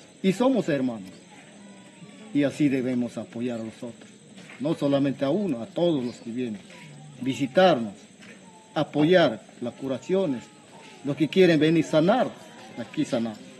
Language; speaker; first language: Spanish; non-native, local second language; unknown